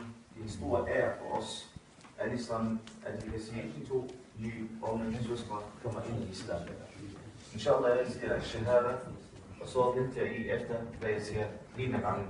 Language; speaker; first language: Danish; non-native, fluent; Arabic